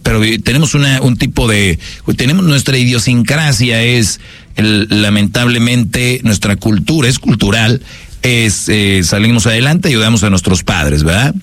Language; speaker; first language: Spanish; native; Spanish